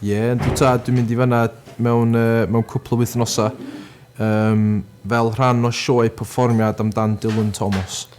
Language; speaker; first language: Welsh; native; Welsh